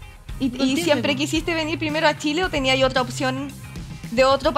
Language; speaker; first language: Spanish; native; Spanish